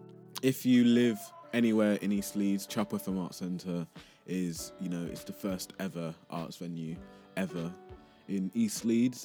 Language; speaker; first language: English; native; English